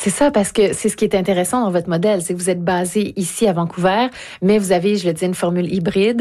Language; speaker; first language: French; native; French